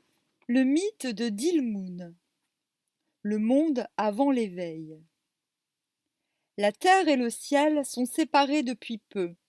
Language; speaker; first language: French; native; French